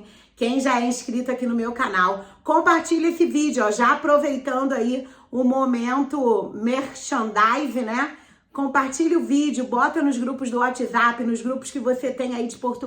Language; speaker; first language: Portuguese; native; Portuguese